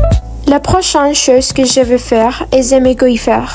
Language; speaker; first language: French; non-native, learner; Spanish